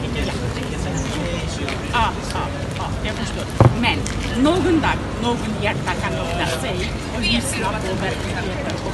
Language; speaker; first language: Swedish; non-native, learner; Uyghur